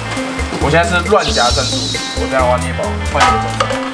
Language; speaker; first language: Chinese; native; Chinese